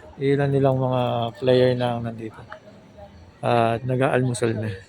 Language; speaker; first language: Filipino; native; Filipino